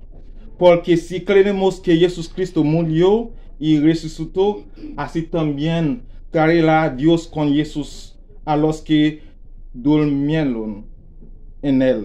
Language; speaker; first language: Spanish; non-native, learner; Haitian Creole